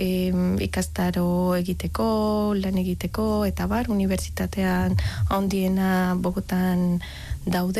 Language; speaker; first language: Basque; non-native, learner; Spanish